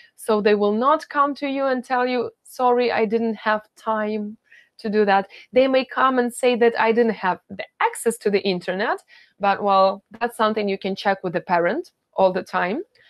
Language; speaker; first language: English; non-native, fluent; Ukrainian